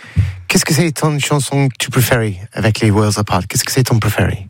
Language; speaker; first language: French; non-native, learner; English